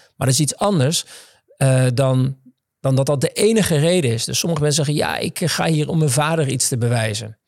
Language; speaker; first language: Dutch; native; Dutch